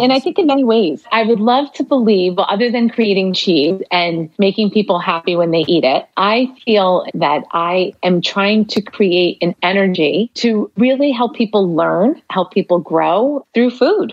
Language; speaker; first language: English; early bilingual, other home language; Arabic